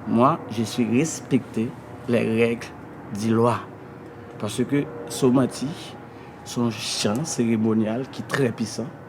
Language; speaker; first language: French; non-native, learner; Haitian Creole